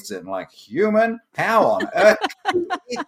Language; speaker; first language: English; native; English